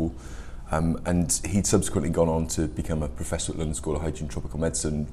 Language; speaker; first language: English; native; English